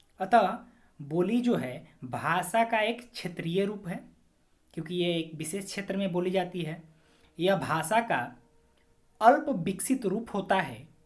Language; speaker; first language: Hindi; native; Hindi